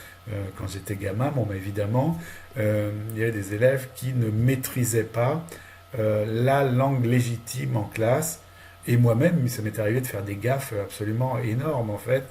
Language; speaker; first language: French; native; French